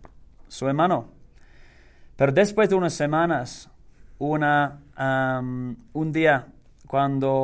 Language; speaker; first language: Spanish; non-native, learner; English